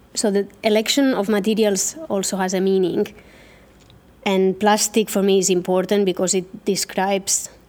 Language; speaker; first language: English; non-native, fluent; Catalan